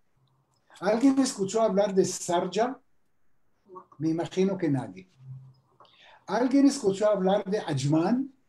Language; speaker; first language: Spanish; non-native, fluent; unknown